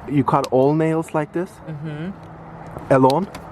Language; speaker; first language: English; non-native, learner; Turkish